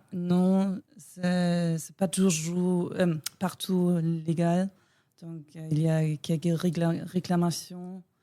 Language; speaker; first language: French; non-native, learner; German